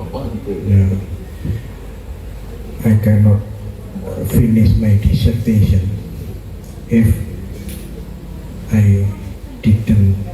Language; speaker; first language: English; non-native, fluent; Indonesian